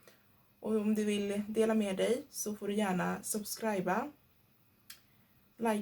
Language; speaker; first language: Swedish; non-native, fluent; Igbo